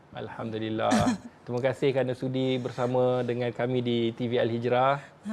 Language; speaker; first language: Malay; native; Malay